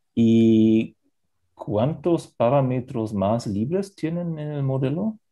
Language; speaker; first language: Spanish; non-native, fluent; German